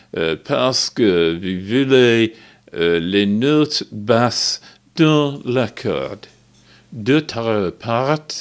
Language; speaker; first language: French; non-native, learner; English